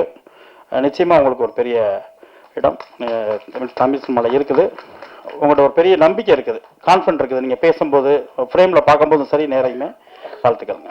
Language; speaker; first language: Tamil; native; Tamil